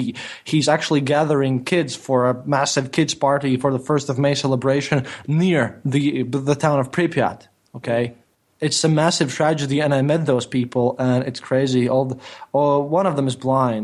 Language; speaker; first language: English; non-native, fluent; Latvian